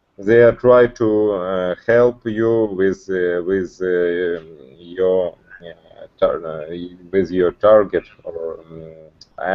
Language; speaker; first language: English; non-native, learner; Russian